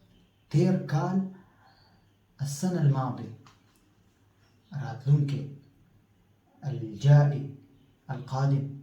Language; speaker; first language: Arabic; non-native, fluent; Pashto